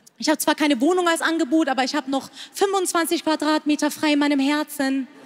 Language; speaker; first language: German; early bilingual, other home language; Persian